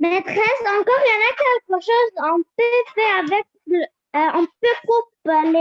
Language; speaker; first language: French; non-native, learner; Arabic